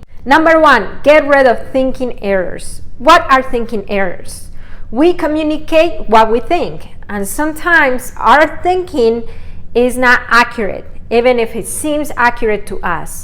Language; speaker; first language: English; non-native, fluent; Spanish